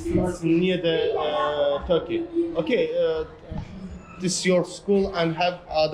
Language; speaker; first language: English; non-native, learner; Azerbaijani